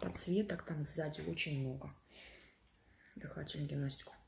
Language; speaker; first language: Russian; native; Russian